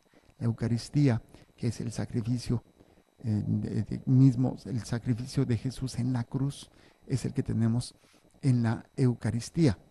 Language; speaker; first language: Spanish; native; Spanish